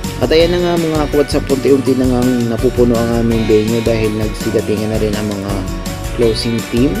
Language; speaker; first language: Filipino; non-native, local second language; Cebuano